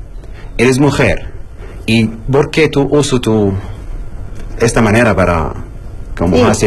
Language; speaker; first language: Spanish; non-native, learner; Arabic